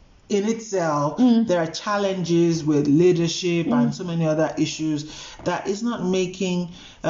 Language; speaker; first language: English; non-native, local second language; Yoruba